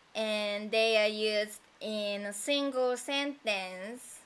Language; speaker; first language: English; non-native, fluent; Japanese